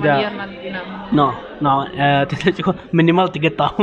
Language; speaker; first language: Indonesian; non-native, learner; Arabic